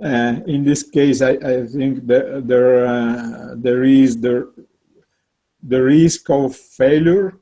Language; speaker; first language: English; non-native, learner; Italian